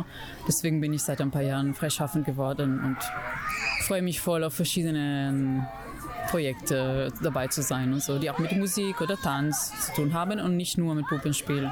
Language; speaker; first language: German; non-native, fluent; Italian